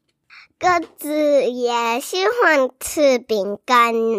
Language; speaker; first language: Chinese; early bilingual, heritage; English